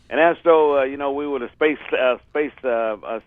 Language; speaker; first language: English; native; English